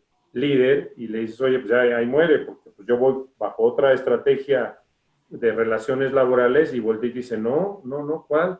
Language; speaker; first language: Spanish; native; Spanish